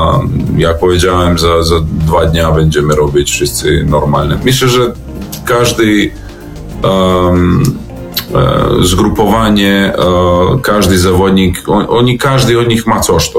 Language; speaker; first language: Polish; non-native, learner; Serbian